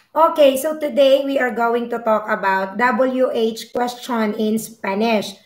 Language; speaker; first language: English; non-native, local second language; Filipino